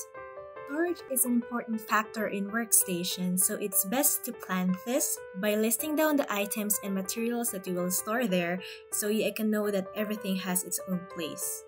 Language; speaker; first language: English; non-native, local second language; Filipino